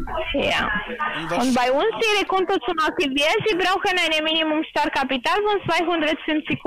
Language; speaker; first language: German; non-native, learner; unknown